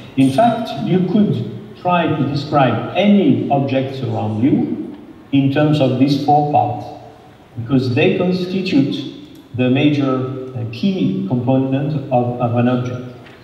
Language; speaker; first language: English; non-native, fluent; French